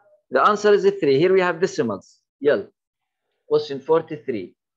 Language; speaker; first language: English; non-native, fluent; Arabic